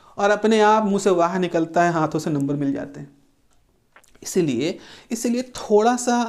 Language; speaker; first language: Hindi; native; Hindi